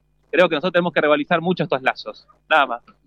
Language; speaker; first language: Spanish; native; Spanish